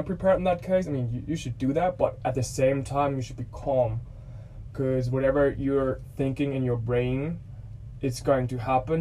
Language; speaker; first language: English; non-native, fluent; German